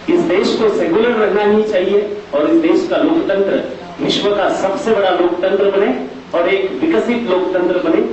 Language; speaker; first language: Hindi; non-native, local second language; Marathi